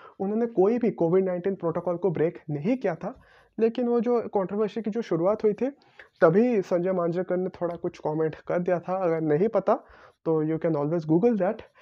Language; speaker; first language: Hindi; non-native, local second language; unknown